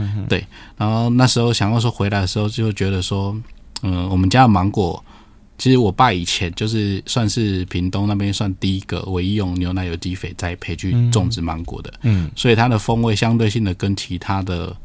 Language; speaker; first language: Chinese; native; Chinese